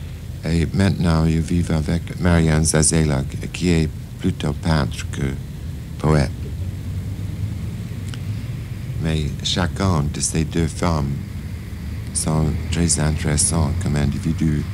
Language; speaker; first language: French; non-native, fluent; English